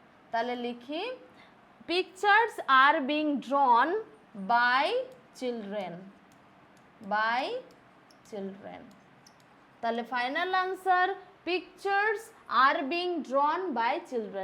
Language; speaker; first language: English; non-native, local second language; Bangla